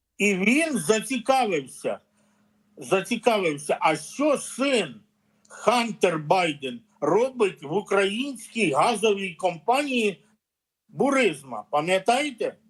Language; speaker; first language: Ukrainian; native; Ukrainian